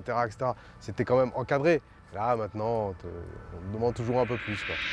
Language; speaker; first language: French; native; French